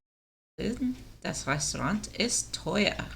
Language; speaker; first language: German; non-native, learner; English